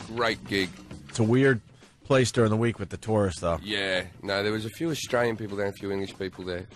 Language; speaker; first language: English; native; English